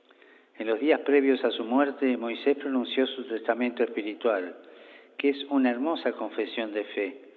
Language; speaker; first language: Spanish; native; Spanish